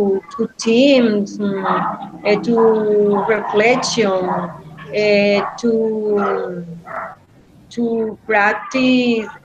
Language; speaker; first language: English; non-native, learner; Spanish